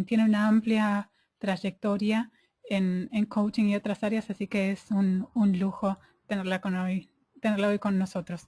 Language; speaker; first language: Spanish; native; Spanish